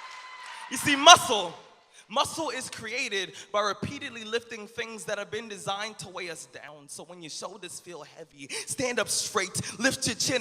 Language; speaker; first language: English; native; English